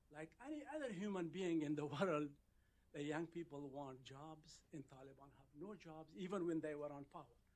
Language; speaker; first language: English; non-native, fluent; Persian